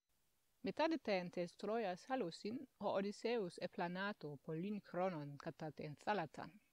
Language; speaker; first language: Greek; non-native, fluent; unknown